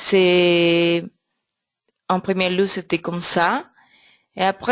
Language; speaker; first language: French; non-native, learner; Spanish